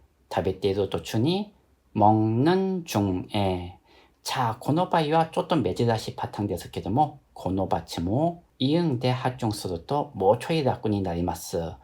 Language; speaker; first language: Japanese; non-native, fluent; Korean